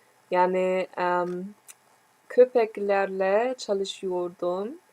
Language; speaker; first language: Turkish; non-native, learner; English